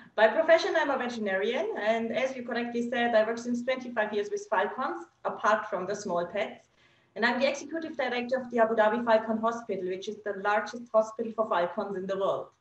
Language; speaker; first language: English; non-native, fluent; German